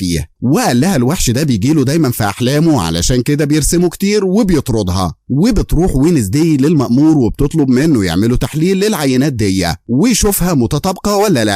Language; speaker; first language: Arabic; native; Arabic